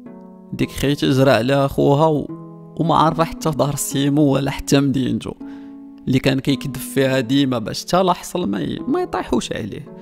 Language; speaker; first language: Arabic; native; Arabic